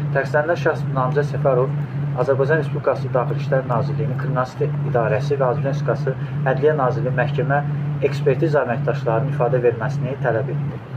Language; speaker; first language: Azerbaijani; native; Azerbaijani